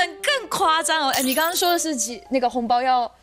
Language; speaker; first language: Chinese; non-native, fluent; Japanese